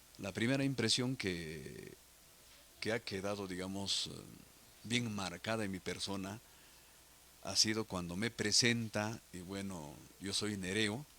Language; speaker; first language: Spanish; non-native, local second language; Quechua